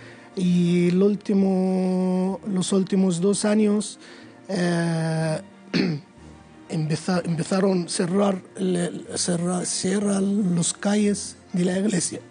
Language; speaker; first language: Spanish; non-native, learner; Arabic